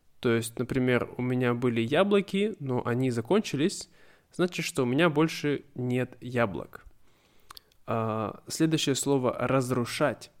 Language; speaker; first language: Russian; native; Russian